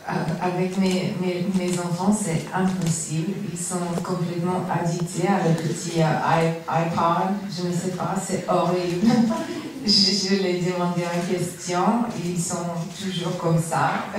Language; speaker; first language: French; non-native, learner; English